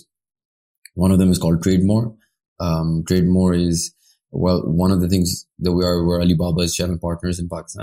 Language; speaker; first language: English; non-native, local second language; Urdu